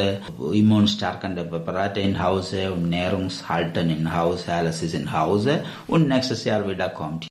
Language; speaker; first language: German; non-native, learner; Malayalam